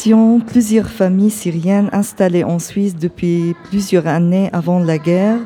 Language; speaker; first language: French; non-native, fluent; Arabic